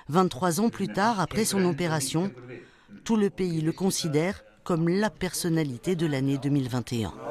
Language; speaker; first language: French; native; French